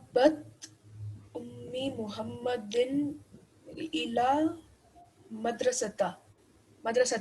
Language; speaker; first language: Arabic; non-native, learner; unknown